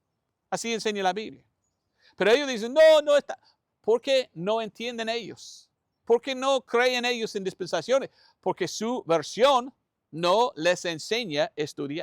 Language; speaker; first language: Spanish; non-native, fluent; English